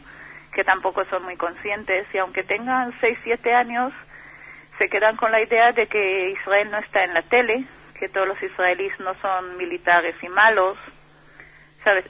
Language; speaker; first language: Spanish; non-native, fluent; Hebrew